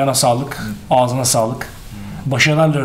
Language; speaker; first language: Turkish; native; Turkish